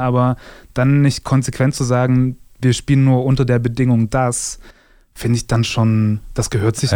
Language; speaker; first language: German; native; German